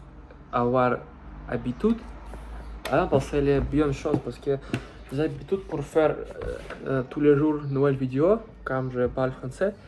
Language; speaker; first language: French; non-native, learner; Russian